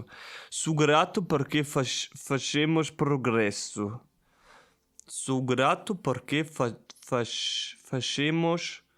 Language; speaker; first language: Portuguese; non-native, learner; German